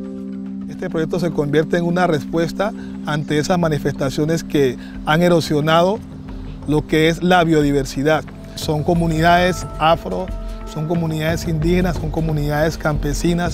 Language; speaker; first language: Spanish; native; Spanish